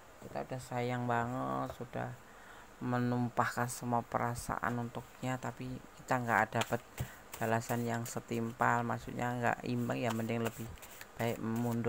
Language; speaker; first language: Indonesian; native; Indonesian